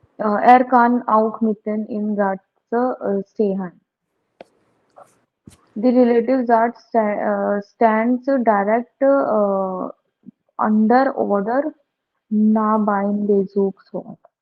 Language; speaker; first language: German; non-native, learner; Hindi